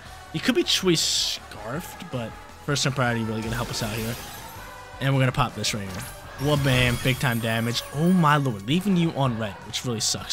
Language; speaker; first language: English; native; English